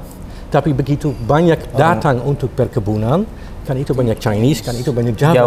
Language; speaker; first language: Indonesian; non-native, fluent; Dutch